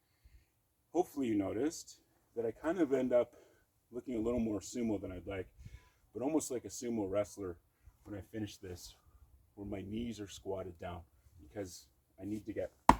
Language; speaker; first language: English; native; English